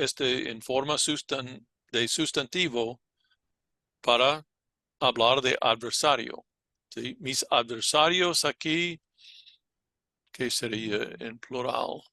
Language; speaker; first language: Spanish; non-native, fluent; English